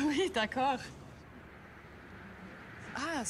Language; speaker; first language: French; non-native, learner; German